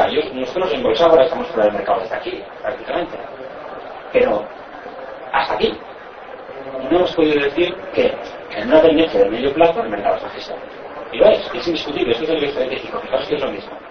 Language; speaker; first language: Spanish; native; Spanish